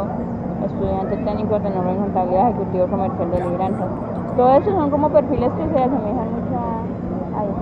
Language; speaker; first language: Spanish; native; Spanish